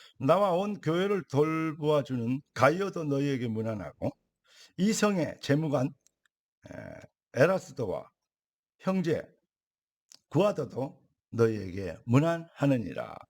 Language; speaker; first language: Korean; native; Korean